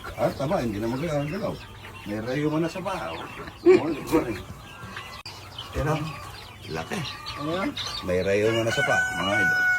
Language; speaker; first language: Filipino; native; Filipino